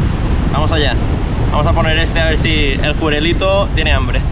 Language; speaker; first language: Spanish; native; Spanish